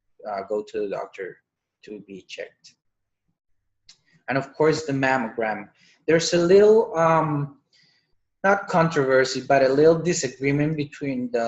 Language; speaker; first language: English; non-native, fluent; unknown